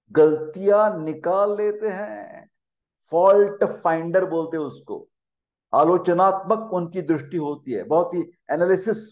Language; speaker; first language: Hindi; non-native, local second language; Marathi